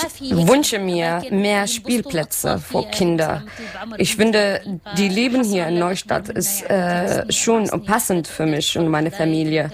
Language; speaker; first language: German; non-native, learner; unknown